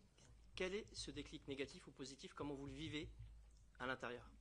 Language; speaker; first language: French; native; French